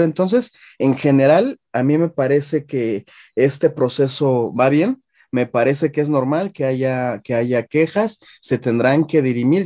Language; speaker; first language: Spanish; native; Spanish